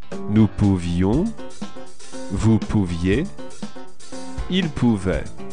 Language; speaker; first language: French; non-native, fluent; English